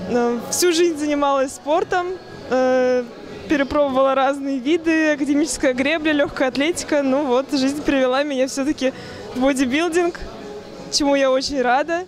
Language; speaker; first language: Russian; native; Russian